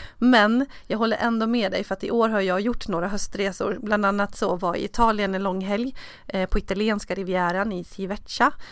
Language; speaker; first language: Swedish; native; Swedish